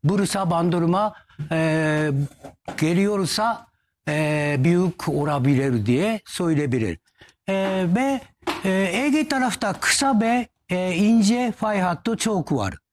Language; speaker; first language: Turkish; non-native, learner; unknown